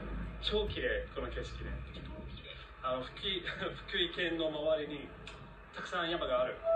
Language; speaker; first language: Japanese; non-native, fluent; English